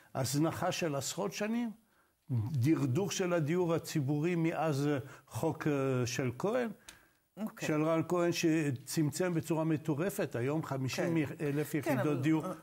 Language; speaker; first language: Hebrew; non-native, fluent; Arabic